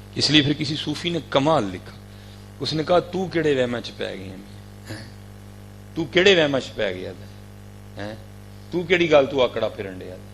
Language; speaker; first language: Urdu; non-native, local second language; Punjabi